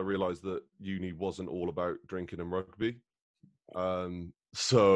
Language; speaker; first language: English; native; English